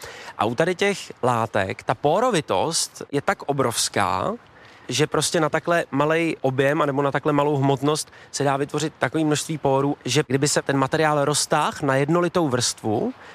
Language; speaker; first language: Czech; native; Czech